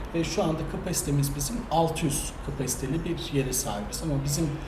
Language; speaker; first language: Turkish; native; Turkish